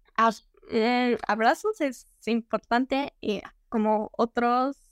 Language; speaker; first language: Spanish; non-native, learner; Japanese